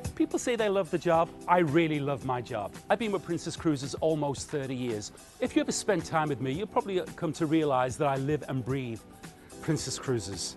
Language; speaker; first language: English; native; English